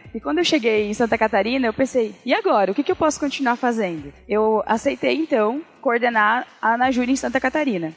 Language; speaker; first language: Portuguese; native; Portuguese